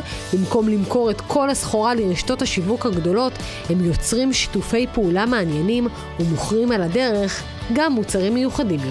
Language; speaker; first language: Hebrew; native; Hebrew